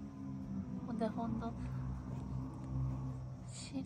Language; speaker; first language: Japanese; native; Japanese